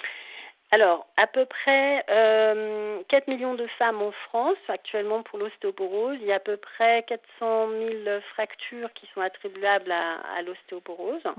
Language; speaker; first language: French; native; French